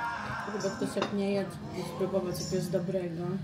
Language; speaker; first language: Polish; native; Polish